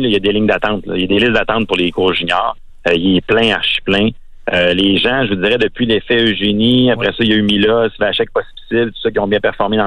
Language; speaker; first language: French; native; French